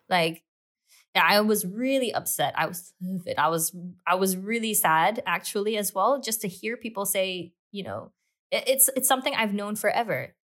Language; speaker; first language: English; native; English